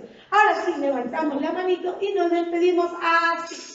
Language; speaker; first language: Spanish; native; Spanish